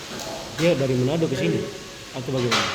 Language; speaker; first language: Indonesian; native; Indonesian